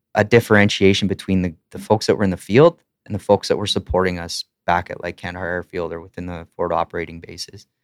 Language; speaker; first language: English; native; English